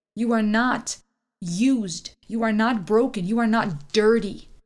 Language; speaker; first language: English; early bilingual, other home language; German